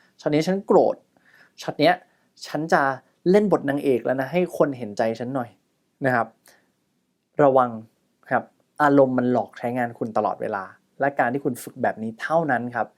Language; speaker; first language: Thai; native; Thai